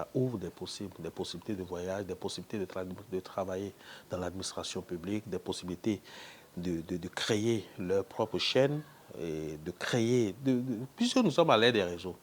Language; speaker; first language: French; non-native, local second language; Fon